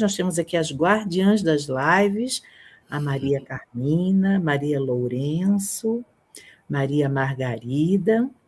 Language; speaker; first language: Portuguese; native; Portuguese